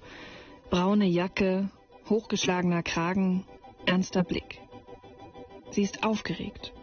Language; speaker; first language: German; native; German